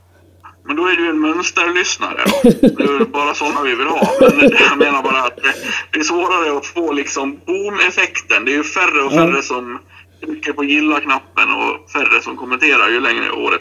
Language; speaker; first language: Swedish; native; Swedish